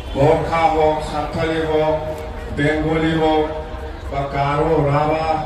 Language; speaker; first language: Assamese; non-native, local second language; Bodo